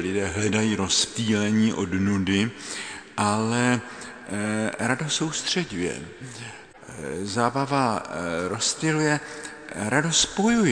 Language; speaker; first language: Czech; native; Czech